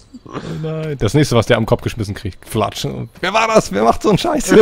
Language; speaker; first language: German; native; German